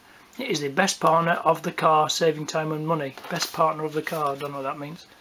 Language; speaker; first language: English; native; English